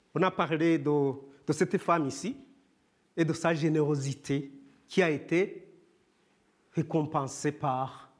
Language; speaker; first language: French; non-native, local second language; Kinyarwanda